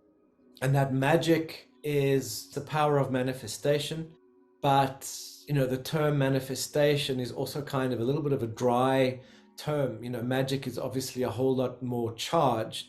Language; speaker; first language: English; native; English